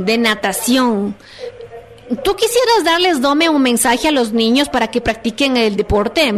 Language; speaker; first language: Spanish; native; Spanish